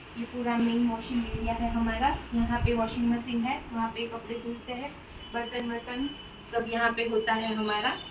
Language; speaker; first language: Hindi; non-native, local second language; Gujarati